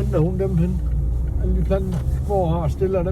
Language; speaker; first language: Danish; native; Danish